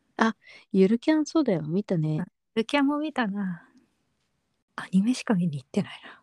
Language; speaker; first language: Japanese; native; Japanese